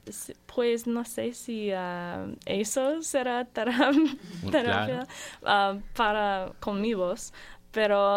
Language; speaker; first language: Spanish; non-native, learner; English